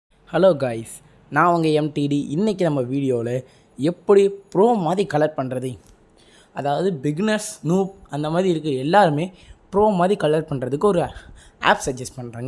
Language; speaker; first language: Tamil; native; Tamil